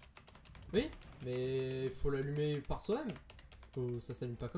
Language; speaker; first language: French; native; French